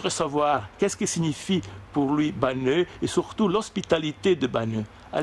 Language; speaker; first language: French; native; French